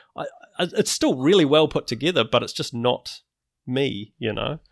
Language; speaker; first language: English; native; English